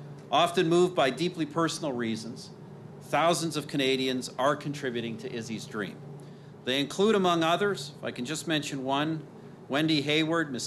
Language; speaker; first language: English; native; English